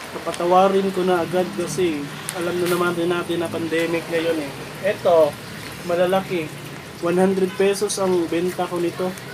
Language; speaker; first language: Filipino; non-native, local second language; Cebuano